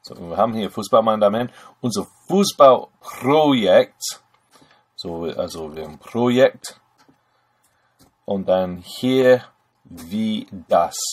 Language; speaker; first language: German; non-native, fluent; English